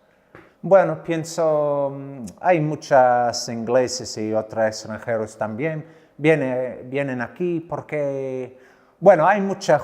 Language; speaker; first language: Spanish; non-native, learner; English